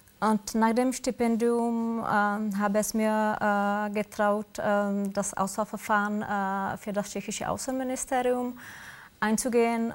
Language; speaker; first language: German; non-native, fluent; Czech